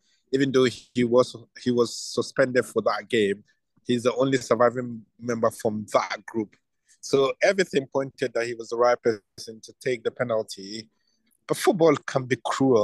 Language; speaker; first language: English; non-native, local second language; Akan